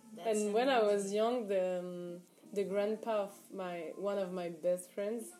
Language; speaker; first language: English; non-native, fluent; Arabic